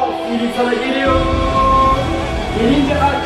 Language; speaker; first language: Turkish; native; Turkish